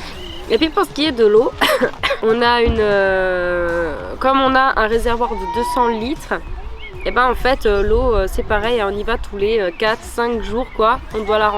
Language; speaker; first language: French; native; French